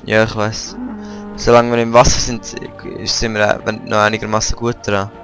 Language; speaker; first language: German; native; German